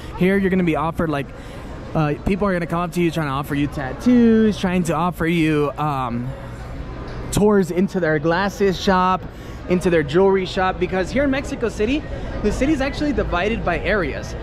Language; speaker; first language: English; early bilingual, other home language; Spanish